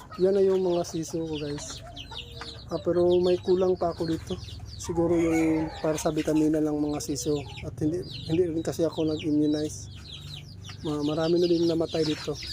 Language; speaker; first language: Filipino; non-native, local second language; Cebuano